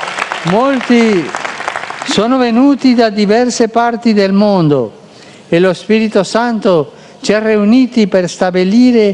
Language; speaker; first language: Italian; non-native, fluent; Spanish